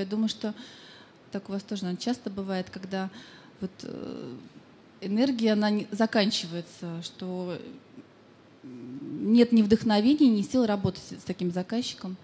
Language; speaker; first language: Russian; native; Russian